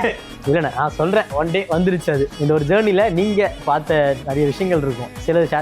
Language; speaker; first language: Tamil; native; Tamil